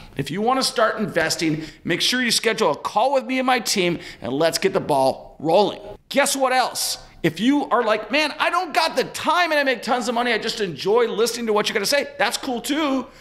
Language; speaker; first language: English; native; English